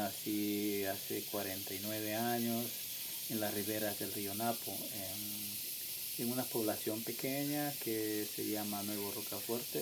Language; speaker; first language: Spanish; non-native, local second language; Quechua